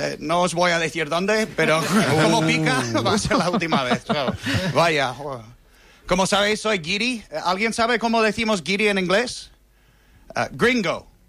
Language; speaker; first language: Spanish; non-native, fluent; English